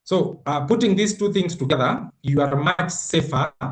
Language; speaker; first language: English; non-native, local second language; Swahili